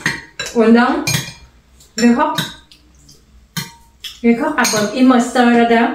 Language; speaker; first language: German; non-native, learner; Vietnamese